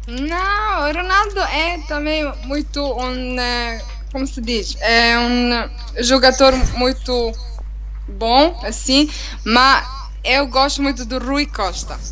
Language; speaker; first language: Portuguese; non-native, learner; Italian